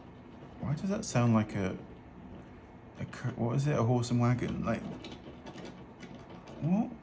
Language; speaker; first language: English; native; English